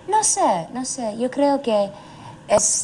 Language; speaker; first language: Spanish; non-native, learner; English